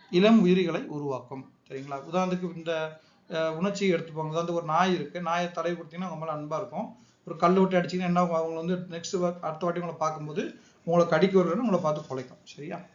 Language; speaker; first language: Tamil; native; Tamil